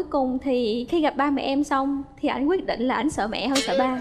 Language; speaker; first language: Vietnamese; native; Vietnamese